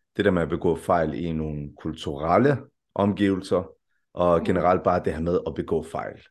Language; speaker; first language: Danish; early bilingual, other home language; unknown